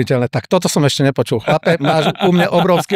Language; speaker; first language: Slovak; native; Slovak